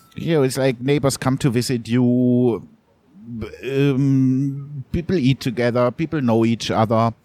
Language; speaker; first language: English; non-native, fluent; German